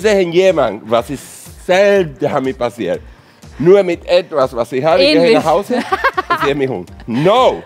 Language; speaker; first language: German; non-native, fluent; Spanish